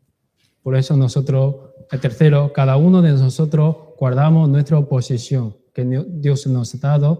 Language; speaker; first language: Spanish; non-native, learner; Chinese